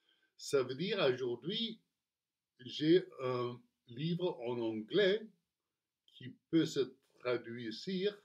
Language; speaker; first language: French; non-native, learner; Spanish